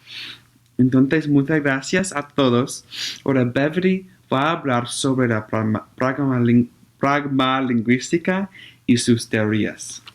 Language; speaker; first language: Spanish; non-native, learner; English